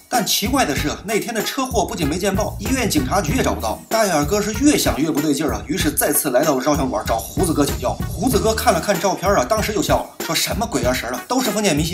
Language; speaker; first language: Chinese; native; Chinese